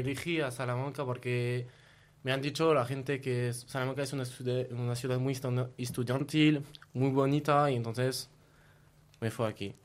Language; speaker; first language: Spanish; non-native, learner; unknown